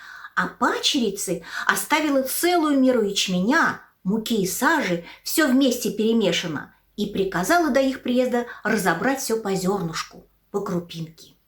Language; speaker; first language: Russian; native; Russian